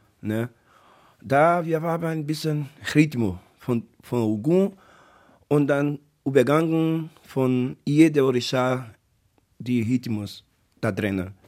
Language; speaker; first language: German; non-native, learner; Portuguese